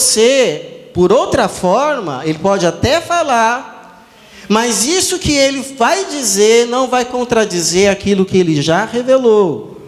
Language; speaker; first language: Portuguese; native; Portuguese